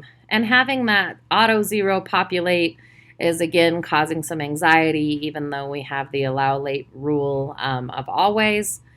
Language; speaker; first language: English; native; English